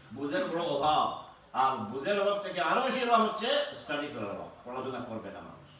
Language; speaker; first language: Bangla; native; Bangla